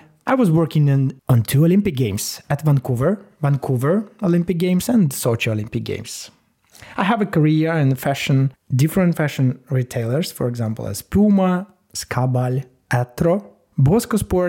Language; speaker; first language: English; non-native, fluent; Russian